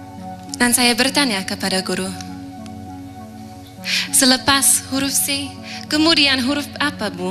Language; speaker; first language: Malay; non-native, fluent; English